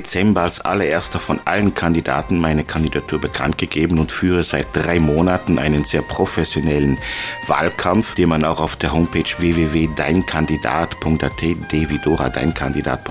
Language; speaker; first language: German; non-native, fluent; Luxembourgish